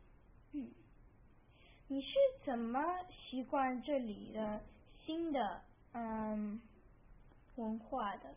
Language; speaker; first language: Chinese; early bilingual, heritage; Chinese